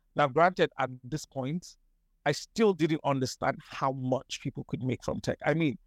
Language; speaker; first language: English; non-native, local second language; Yoruba